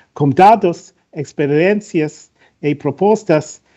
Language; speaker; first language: Portuguese; non-native, learner; English